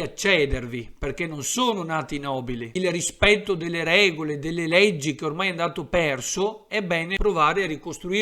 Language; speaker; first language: Italian; native; Italian